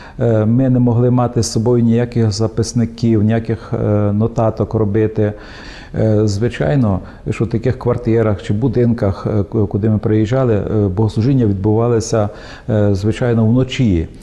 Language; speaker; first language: Ukrainian; native; Ukrainian